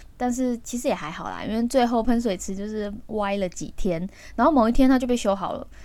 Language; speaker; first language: Chinese; early bilingual, heritage; Chinese